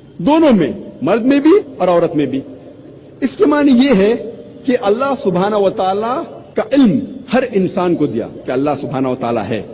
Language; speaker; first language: Urdu; non-native, local second language; Konkani